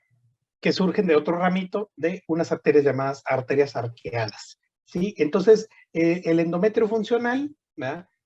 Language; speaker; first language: Spanish; native; Spanish